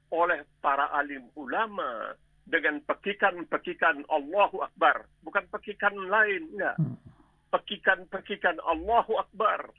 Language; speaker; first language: Indonesian; native; Indonesian